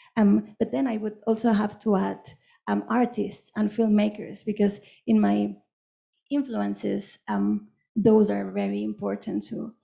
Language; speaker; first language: English; non-native, fluent; Catalan